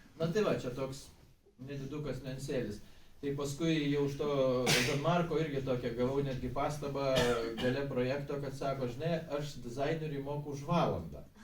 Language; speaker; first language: Lithuanian; native; Lithuanian